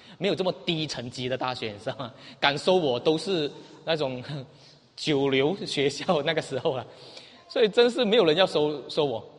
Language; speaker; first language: Chinese; native; Chinese